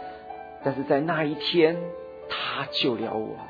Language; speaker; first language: Chinese; native; Chinese